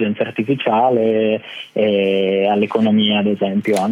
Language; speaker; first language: Italian; native; Italian